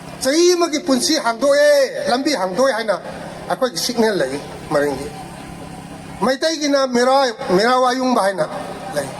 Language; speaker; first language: Manipuri; non-native, local second language; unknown